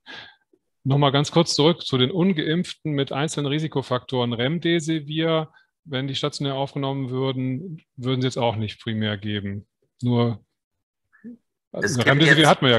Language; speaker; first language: German; native; German